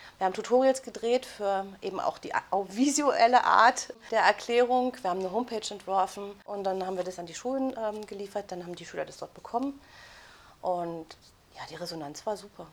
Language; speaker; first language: German; native; German